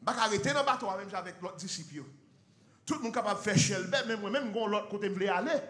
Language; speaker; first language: French; non-native, learner; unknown